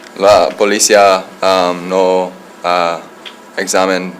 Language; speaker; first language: Spanish; non-native, learner; English